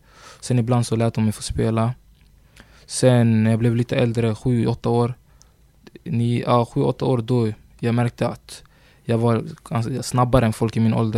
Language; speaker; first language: Swedish; early bilingual, other home language; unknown